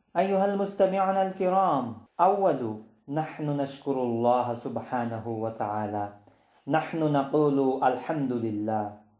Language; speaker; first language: Arabic; non-native, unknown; Bangla